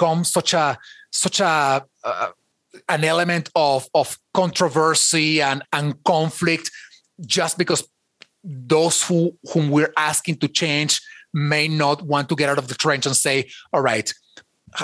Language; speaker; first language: English; non-native, fluent; Spanish